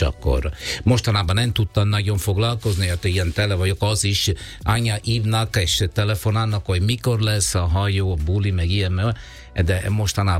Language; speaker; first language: Hungarian; non-native, learner; Italian